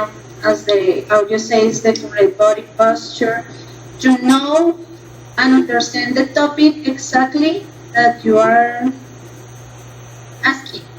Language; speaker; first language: English; non-native, learner; Spanish